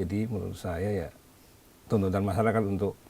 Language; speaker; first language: Indonesian; native; Indonesian